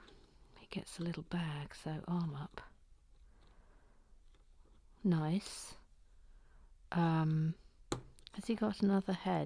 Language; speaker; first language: English; native; English